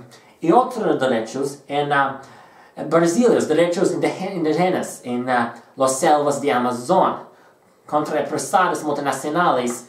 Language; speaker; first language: Spanish; non-native, learner; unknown